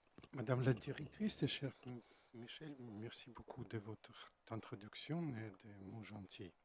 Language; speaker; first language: French; non-native, fluent; Russian